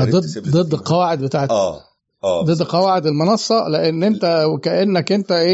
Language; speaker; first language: Arabic; native; Arabic